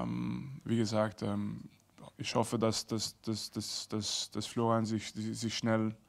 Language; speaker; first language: German; non-native, fluent; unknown